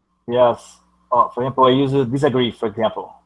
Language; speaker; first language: English; non-native, learner; Portuguese